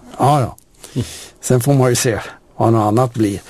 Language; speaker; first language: Swedish; native; Swedish